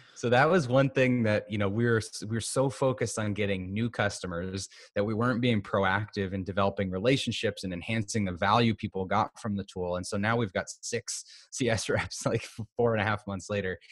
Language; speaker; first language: English; native; English